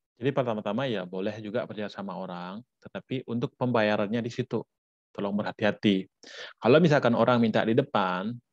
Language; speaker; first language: Indonesian; native; Indonesian